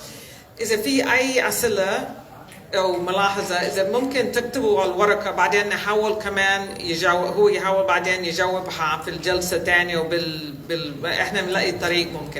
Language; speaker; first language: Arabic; early bilingual, heritage; Arabic